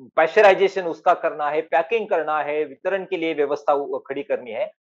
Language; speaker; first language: Hindi; non-native, local second language; Marathi